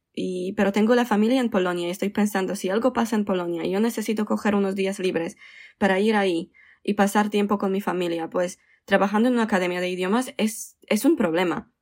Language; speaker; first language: Spanish; non-native, fluent; Polish